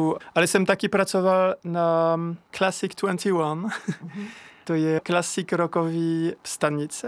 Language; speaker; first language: Czech; non-native, learner; French